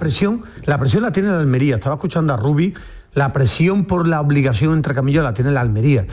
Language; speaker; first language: Spanish; native; Spanish